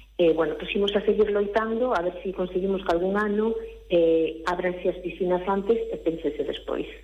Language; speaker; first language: Galician; native; Galician